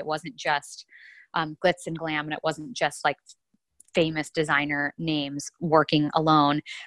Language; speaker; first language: English; native; English